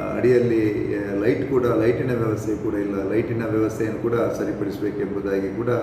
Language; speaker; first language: Kannada; native; Kannada